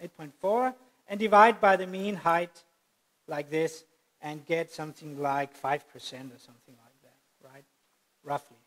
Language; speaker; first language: English; non-native, fluent; Danish